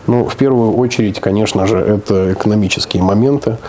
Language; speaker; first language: Russian; native; Russian